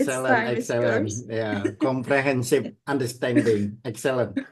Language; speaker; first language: English; non-native, learner; Indonesian